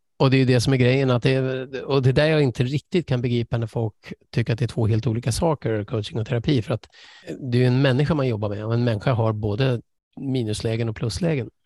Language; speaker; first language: Swedish; early bilingual, other home language; English